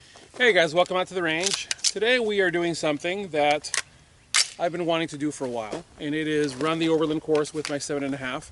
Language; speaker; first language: English; native; English